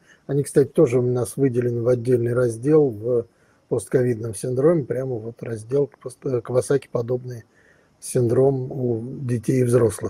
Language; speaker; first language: Russian; native; Russian